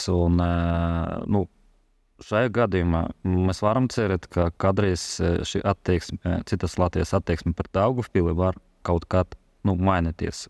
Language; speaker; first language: Latvian; non-native, local second language; Russian